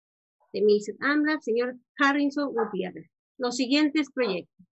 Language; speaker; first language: Spanish; native; Spanish